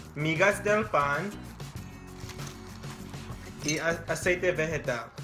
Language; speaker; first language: Spanish; non-native, learner; English